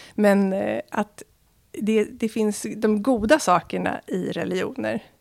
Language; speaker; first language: Swedish; early bilingual, other home language; Arabic